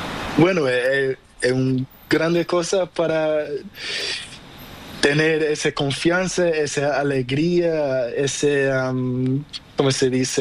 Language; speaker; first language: Spanish; non-native, learner; Portuguese